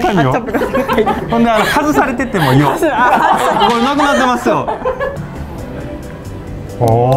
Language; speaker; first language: Japanese; native; Japanese